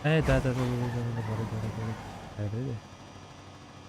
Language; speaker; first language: Russian; non-native, learner; Kara-Kalpak